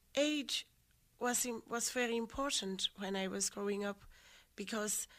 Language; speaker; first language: English; non-native, local second language; Southern Sotho